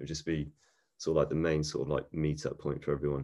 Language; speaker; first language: English; native; English